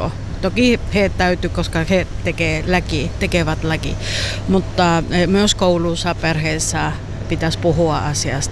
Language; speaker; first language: Finnish; non-native, learner; Spanish